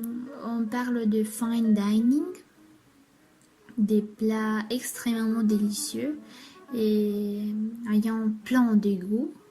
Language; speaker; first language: French; non-native, learner; Romanian